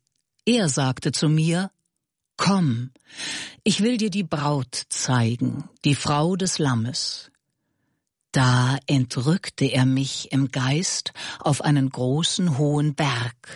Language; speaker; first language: German; native; German